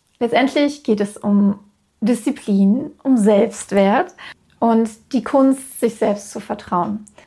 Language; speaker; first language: German; native; German